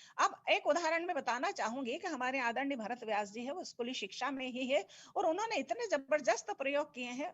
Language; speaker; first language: Hindi; native; Hindi